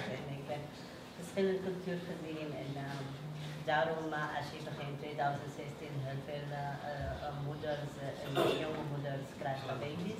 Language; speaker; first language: Dutch; non-native, learner; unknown